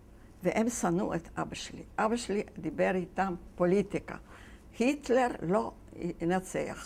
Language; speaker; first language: Hebrew; non-native, fluent; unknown